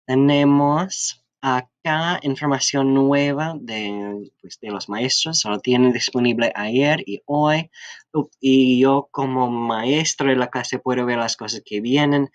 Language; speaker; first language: Spanish; non-native, fluent; English